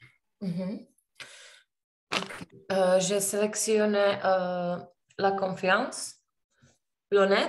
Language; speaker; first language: French; non-native, learner; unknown